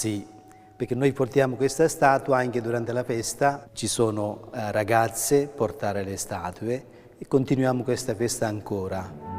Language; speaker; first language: Italian; non-native, fluent; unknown